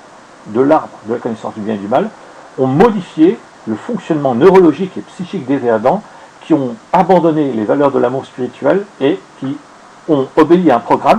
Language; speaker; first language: French; native; French